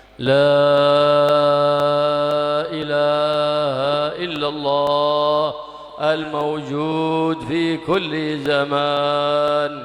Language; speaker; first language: Arabic; native; Arabic